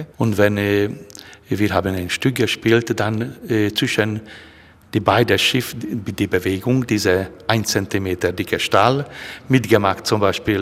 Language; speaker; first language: German; non-native, fluent; Hungarian